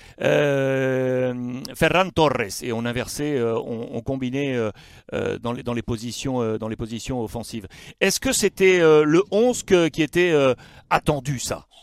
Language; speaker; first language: French; native; French